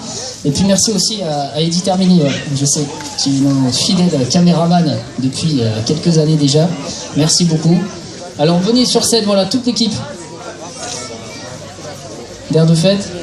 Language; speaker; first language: French; native; French